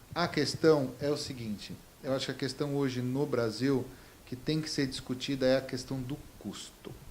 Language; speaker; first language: Portuguese; native; Portuguese